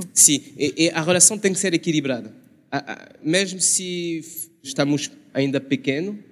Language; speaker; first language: Portuguese; non-native, learner; French